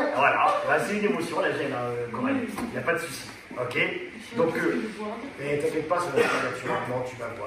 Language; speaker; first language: French; native; French